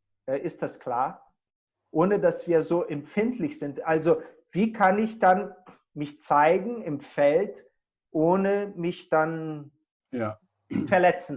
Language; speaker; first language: German; non-native, fluent; Portuguese